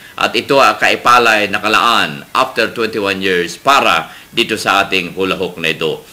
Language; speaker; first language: Filipino; native; Filipino